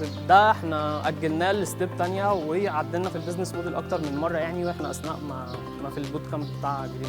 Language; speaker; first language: Arabic; native; Arabic